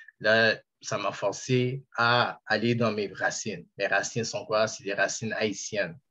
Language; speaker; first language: French; native; French